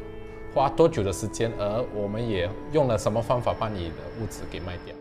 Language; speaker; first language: Chinese; native; Chinese